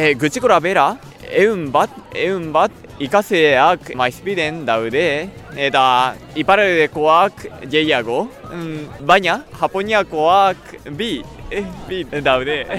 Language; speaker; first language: Basque; non-native, learner; Japanese